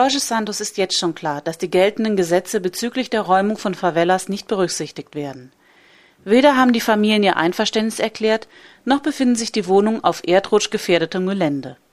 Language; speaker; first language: German; native; German